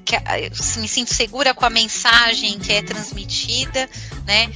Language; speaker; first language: Portuguese; native; Portuguese